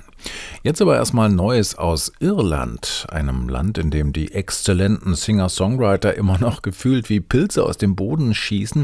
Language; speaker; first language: German; native; German